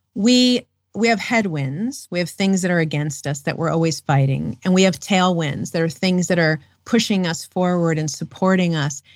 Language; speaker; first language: English; native; English